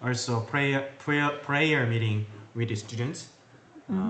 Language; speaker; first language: English; non-native, learner; Korean